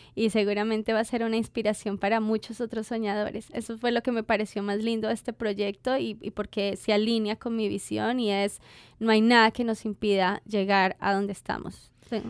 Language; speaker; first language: Spanish; native; Spanish